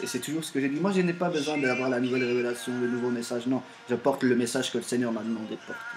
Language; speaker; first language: French; native; French